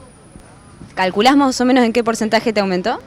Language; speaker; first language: Spanish; native; Spanish